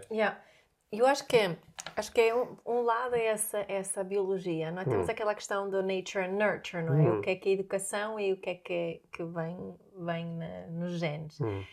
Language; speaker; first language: Portuguese; non-native, fluent; Swedish